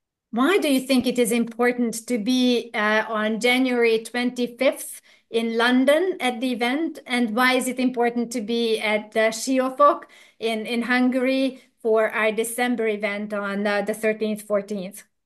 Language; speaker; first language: English; non-native, fluent; Hungarian